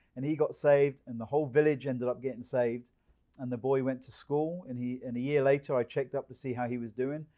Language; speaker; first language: English; native; English